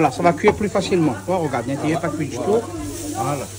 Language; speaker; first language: French; non-native, local second language; Réunion Creole French